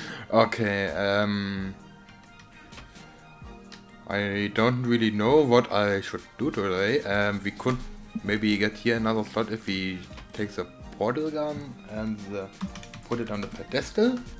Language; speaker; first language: English; non-native, learner; German